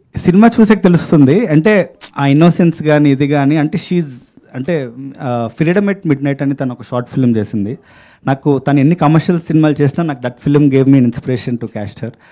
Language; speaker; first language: Telugu; native; Telugu